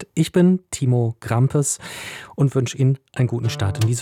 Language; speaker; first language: German; native; German